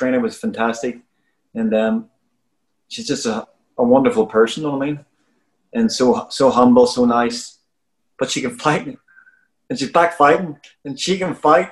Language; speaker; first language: English; native; English